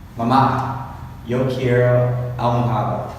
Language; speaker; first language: Spanish; non-native, learner; English